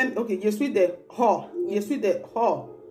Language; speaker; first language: French; non-native, learner; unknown